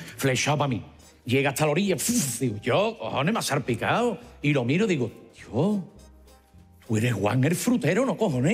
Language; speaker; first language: Spanish; native; Spanish